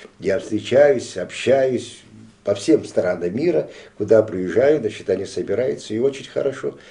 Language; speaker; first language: Russian; non-native, local second language; Abkhazian